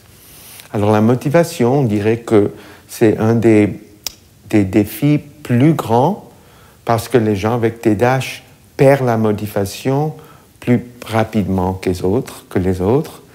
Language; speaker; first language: French; non-native, fluent; English